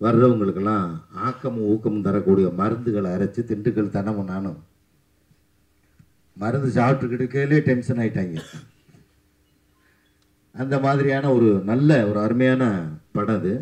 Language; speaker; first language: Tamil; native; Tamil